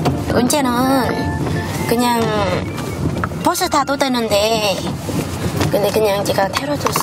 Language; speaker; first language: Korean; non-native, learner; Vietnamese